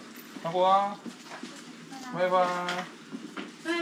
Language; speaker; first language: Korean; native; Korean